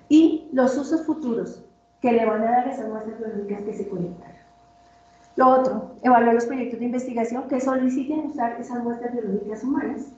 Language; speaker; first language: Spanish; native; Spanish